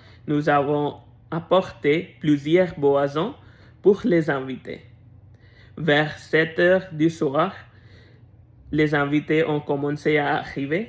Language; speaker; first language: French; non-native, learner; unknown